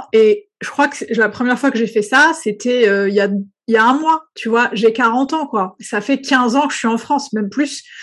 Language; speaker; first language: French; non-native, local second language; Arabic